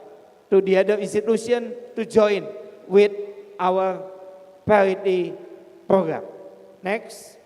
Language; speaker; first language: English; non-native, fluent; Indonesian